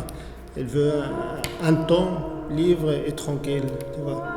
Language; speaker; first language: French; non-native, learner; Arabic